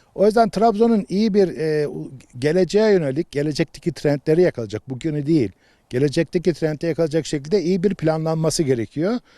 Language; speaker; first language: Turkish; native; Turkish